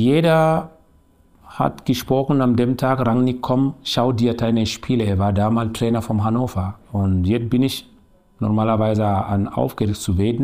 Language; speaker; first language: German; non-native, learner; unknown